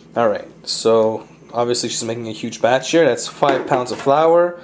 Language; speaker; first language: English; early bilingual, other home language; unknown